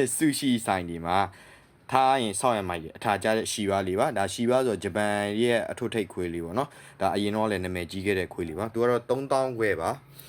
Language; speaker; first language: Burmese; native; Burmese